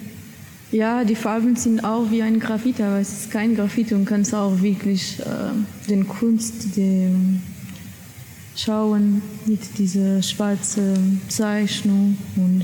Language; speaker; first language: German; non-native, learner; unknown